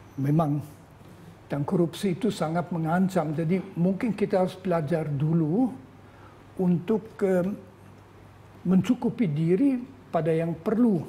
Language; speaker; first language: Indonesian; non-native, fluent; German